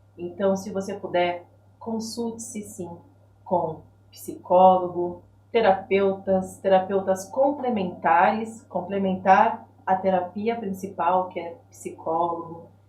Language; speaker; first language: Portuguese; native; Portuguese